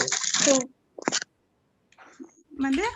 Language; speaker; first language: Portuguese; non-native, learner; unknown